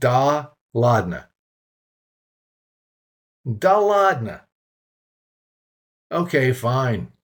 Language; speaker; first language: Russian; non-native, fluent; English